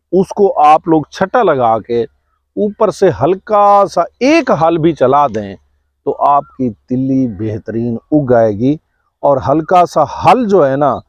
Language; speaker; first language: Urdu; non-native, local second language; Saraiki